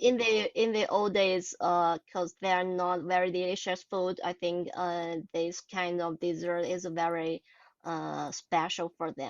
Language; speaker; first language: English; non-native, learner; Chinese